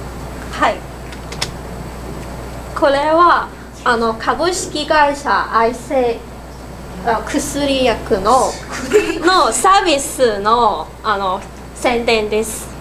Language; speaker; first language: Japanese; non-native, learner; Cantonese